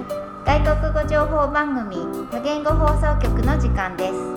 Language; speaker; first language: Japanese; native; Japanese